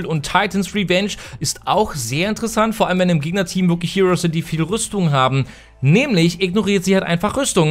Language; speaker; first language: German; native; German